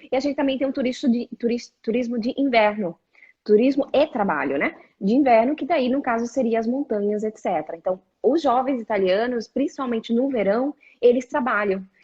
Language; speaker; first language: Portuguese; native; Portuguese